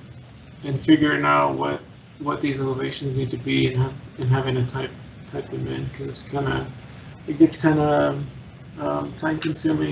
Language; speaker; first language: English; native; English